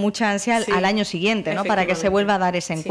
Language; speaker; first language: Spanish; native; Spanish